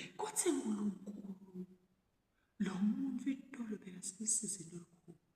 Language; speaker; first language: Zulu; non-native, local second language; Swati